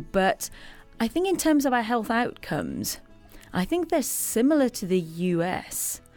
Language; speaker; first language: English; native; English